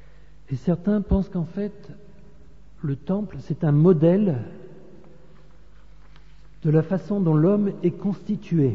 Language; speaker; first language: French; native; French